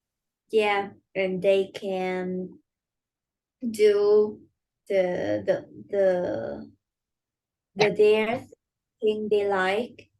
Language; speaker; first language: English; non-native, learner; Vietnamese